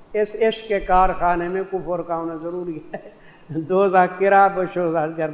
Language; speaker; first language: Urdu; non-native, local second language; Saraiki